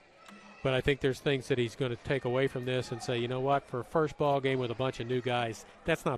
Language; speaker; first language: English; native; English